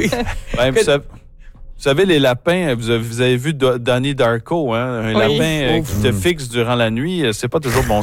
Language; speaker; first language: French; native; French